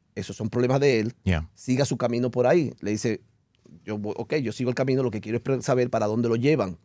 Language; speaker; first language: Spanish; early bilingual, heritage; Spanish